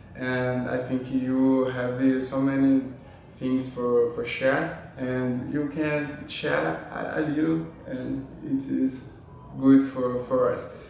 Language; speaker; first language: English; non-native, learner; Portuguese